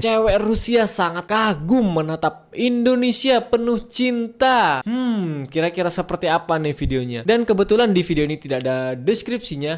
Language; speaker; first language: Indonesian; native; Indonesian